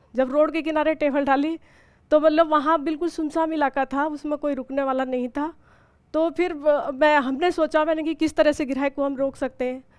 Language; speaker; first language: Hindi; native; Hindi